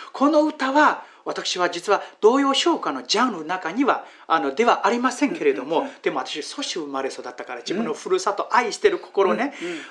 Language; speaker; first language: Japanese; non-native, fluent; Chinese